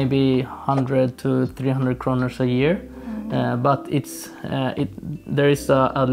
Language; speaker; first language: English; non-native, fluent; Swedish